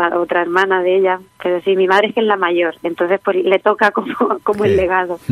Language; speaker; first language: Spanish; native; Spanish